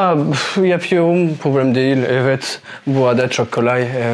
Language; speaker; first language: Turkish; non-native, learner; French